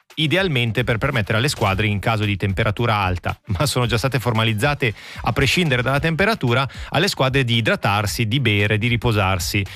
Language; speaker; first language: Italian; native; Italian